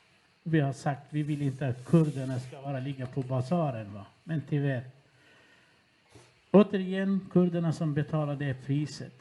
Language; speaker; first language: Swedish; non-native, fluent; Kurdish